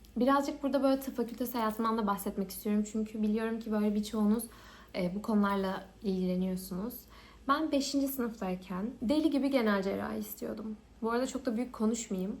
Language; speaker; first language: Turkish; early bilingual, heritage; Turkish